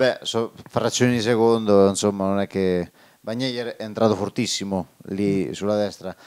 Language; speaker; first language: Italian; native; Italian